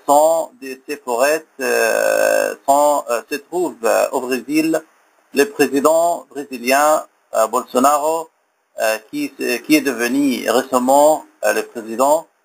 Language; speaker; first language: French; non-native, learner; Arabic